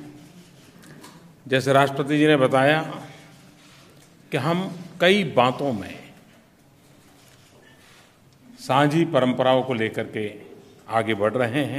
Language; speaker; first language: Hindi; non-native, local second language; Gujarati